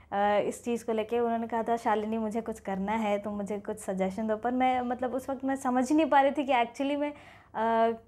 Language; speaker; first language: Hindi; native; Hindi